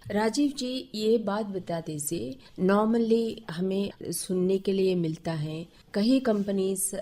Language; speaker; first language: Hindi; non-native, local second language; Telugu